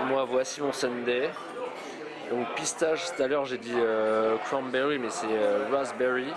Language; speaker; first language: French; native; French